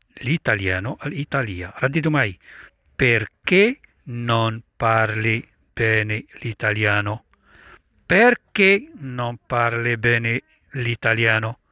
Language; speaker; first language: Italian; non-native, fluent; Arabic